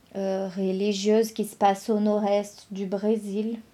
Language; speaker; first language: French; non-native, fluent; Portuguese